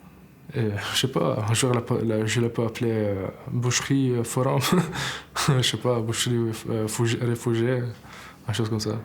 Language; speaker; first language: French; non-native, learner; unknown